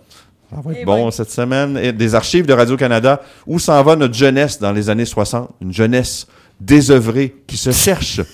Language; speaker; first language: French; native; French